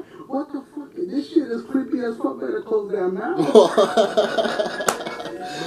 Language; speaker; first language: English; native; English